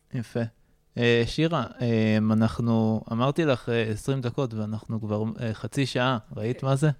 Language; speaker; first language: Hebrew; native; Hebrew